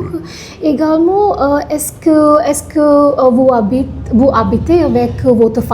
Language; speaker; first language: French; non-native, learner; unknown